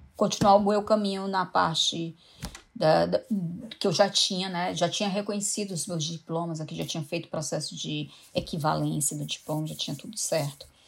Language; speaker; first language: Portuguese; native; Portuguese